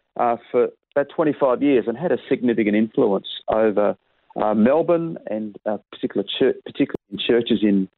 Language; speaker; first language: English; native; English